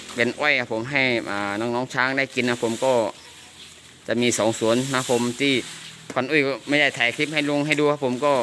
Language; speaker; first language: Thai; non-native, local second language; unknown